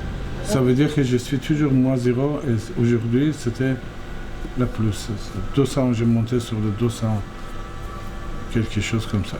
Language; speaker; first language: French; non-native, fluent; Persian